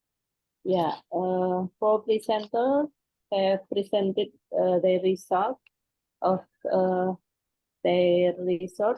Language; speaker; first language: English; non-native, fluent; Indonesian